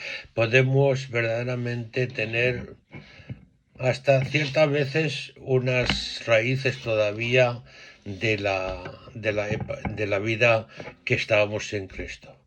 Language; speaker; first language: Spanish; native; Spanish